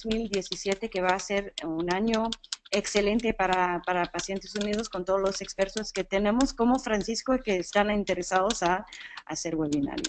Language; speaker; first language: Spanish; non-native, fluent; English